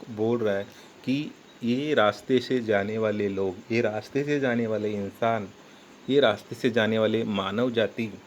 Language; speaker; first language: Hindi; non-native, local second language; Marathi